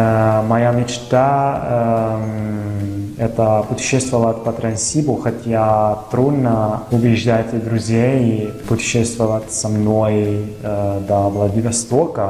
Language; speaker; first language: Russian; non-native, fluent; Italian